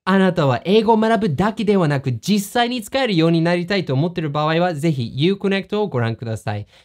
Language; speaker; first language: Japanese; non-native, fluent; English